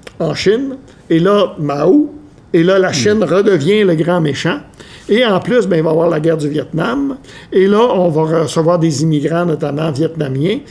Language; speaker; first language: French; native; French